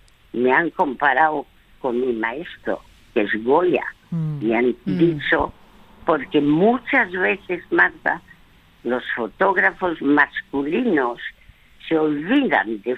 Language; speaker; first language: Spanish; early bilingual, other home language; French